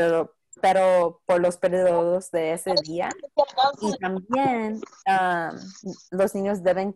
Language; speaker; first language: Spanish; non-native, local second language; English